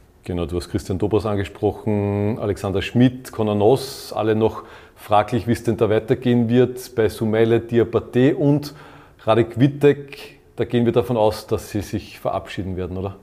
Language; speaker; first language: German; native; German